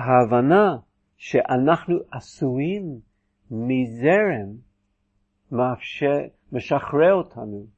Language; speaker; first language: Hebrew; non-native, fluent; English